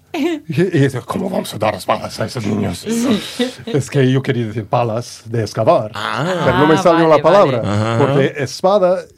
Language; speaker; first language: Spanish; non-native, fluent; English